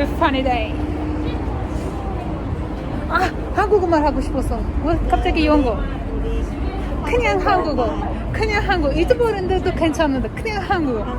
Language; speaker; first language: Korean; non-native, learner; Persian